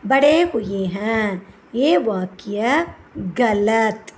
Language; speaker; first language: Hindi; non-native, local second language; Tamil